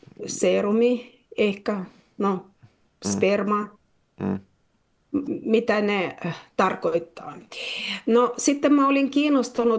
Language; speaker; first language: Finnish; non-native, fluent; Russian